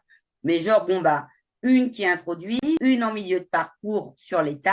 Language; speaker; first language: French; native; French